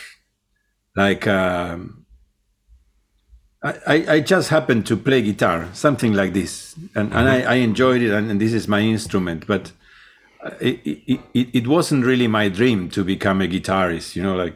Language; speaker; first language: English; non-native, fluent; Spanish